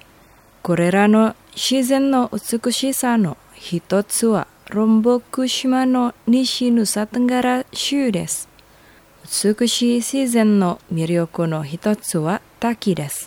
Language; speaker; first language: Japanese; non-native, fluent; Indonesian